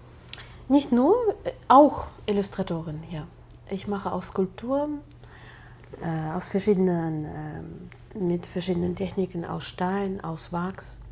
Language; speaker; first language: German; non-native, fluent; Russian